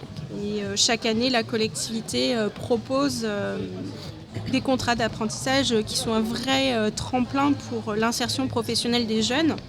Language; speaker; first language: French; native; French